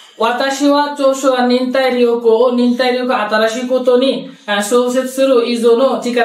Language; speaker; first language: Japanese; non-native, learner; Bangla